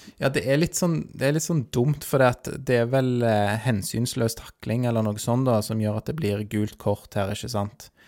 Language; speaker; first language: Norwegian; native; Norwegian